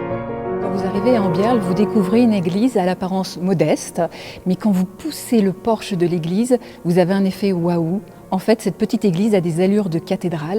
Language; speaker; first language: French; native; French